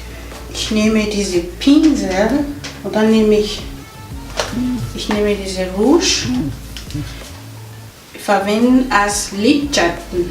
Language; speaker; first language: German; non-native, fluent; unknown